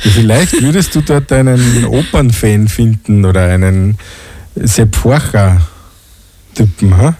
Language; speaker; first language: German; native; German